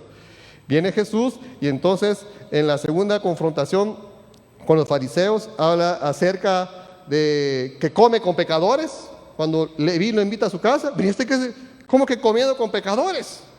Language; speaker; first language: Spanish; native; Spanish